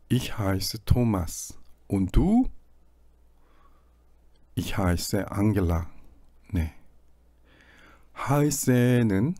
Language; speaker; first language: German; non-native, fluent; Korean